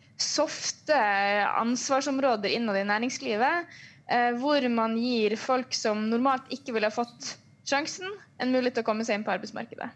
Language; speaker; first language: Norwegian; native; Norwegian